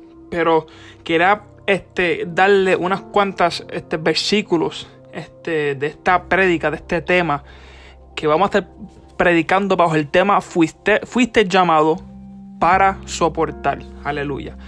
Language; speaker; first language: Spanish; early bilingual, heritage; Spanish